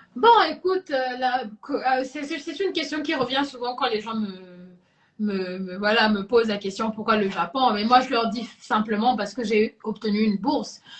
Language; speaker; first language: French; non-native, local second language; Lingala